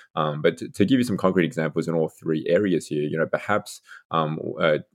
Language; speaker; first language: English; native; English